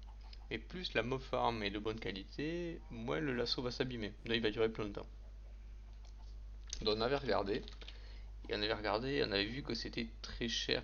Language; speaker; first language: French; native; French